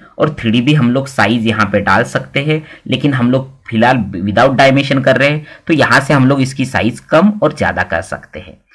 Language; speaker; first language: Hindi; non-native, local second language; Marathi